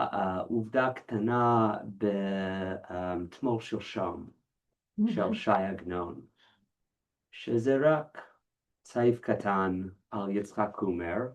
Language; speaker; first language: Hebrew; non-native, fluent; English